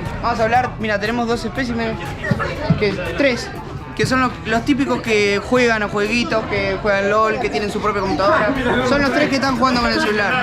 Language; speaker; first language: Spanish; native; Spanish